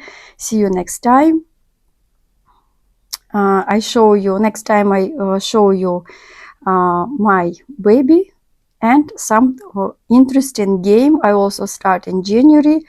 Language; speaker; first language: English; non-native, learner; Russian